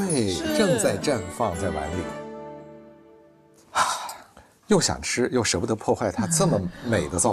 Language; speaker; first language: Chinese; native; Chinese